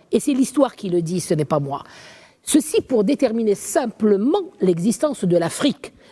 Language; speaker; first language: French; non-native, local second language; Arabic